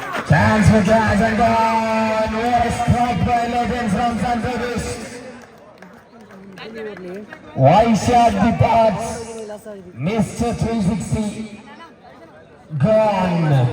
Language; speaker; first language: English; non-native, local second language; Malayalam